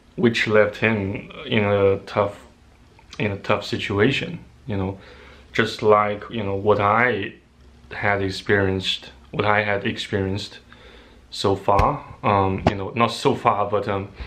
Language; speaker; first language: English; non-native, fluent; Chinese